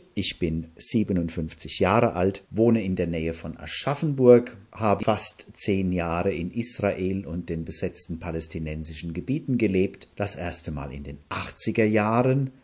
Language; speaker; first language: German; native; German